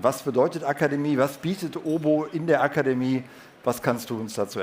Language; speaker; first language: German; native; German